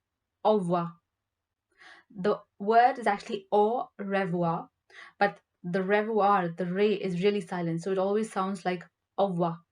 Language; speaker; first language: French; non-native, learner; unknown